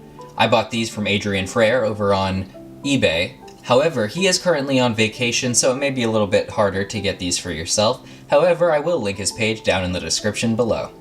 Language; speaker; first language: English; native; English